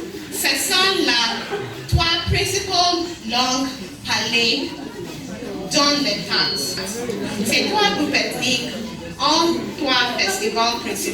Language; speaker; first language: French; non-native, learner; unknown